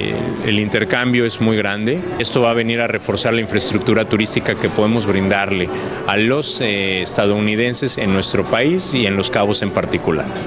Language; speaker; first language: Spanish; native; Spanish